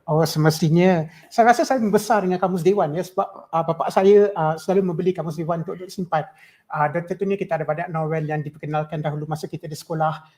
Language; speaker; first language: Malay; non-native, local second language; English